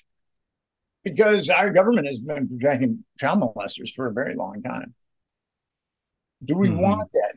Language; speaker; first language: English; native; English